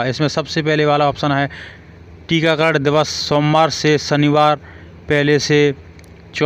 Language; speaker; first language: Hindi; native; Hindi